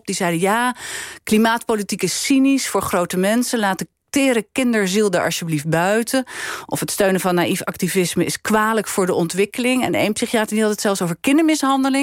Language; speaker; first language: Dutch; native; Dutch